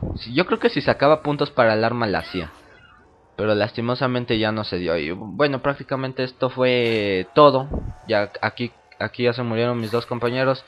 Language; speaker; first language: Spanish; native; Spanish